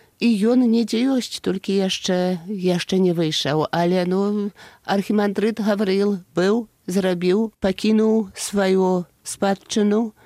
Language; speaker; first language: Belarusian; native; Belarusian